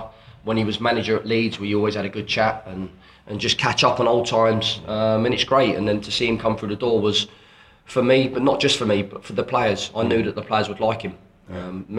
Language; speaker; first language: English; native; English